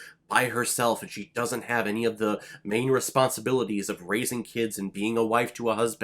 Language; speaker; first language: English; native; English